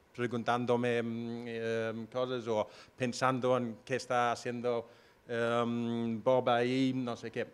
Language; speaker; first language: Spanish; non-native, fluent; English